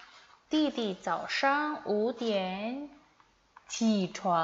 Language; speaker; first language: Chinese; non-native, fluent; Indonesian